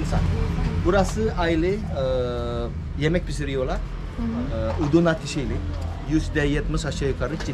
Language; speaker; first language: Turkish; non-native, learner; Indonesian